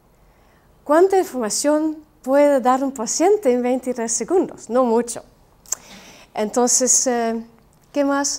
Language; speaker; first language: Spanish; non-native, fluent; Dutch